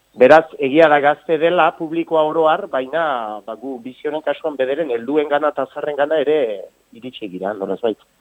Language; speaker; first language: Basque; native; Basque